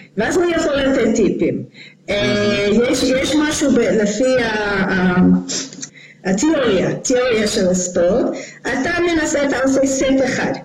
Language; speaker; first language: Hebrew; non-native, fluent; English